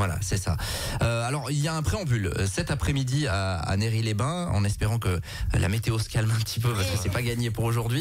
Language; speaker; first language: French; native; French